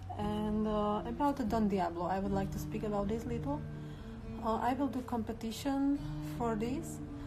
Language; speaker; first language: English; non-native, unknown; Slovak